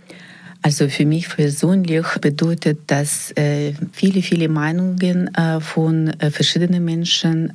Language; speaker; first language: German; non-native, fluent; Ukrainian